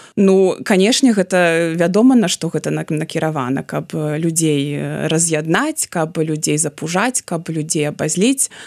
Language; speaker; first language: Belarusian; non-native, local second language; Russian